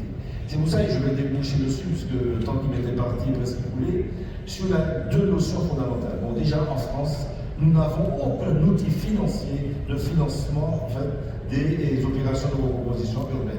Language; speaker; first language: French; native; French